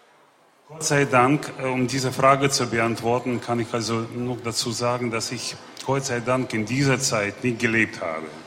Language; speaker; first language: German; non-native, fluent; Russian